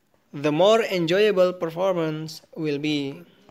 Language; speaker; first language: English; non-native, fluent; Indonesian